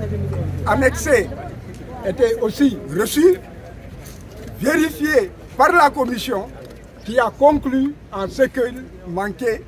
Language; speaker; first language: French; non-native, local second language; Wolof